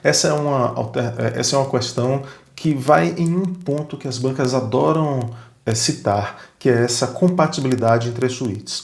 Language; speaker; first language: Portuguese; native; Portuguese